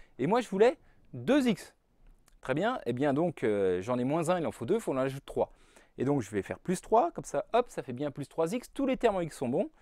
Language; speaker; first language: French; native; French